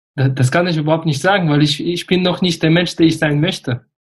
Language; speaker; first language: German; early bilingual, other home language; Russian